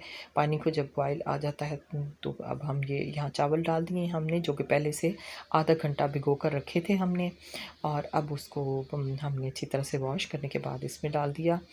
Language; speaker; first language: Hindi; non-native, local second language; Punjabi